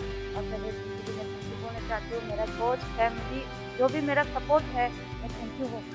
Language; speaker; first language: Hindi; non-native, local second language; Manipuri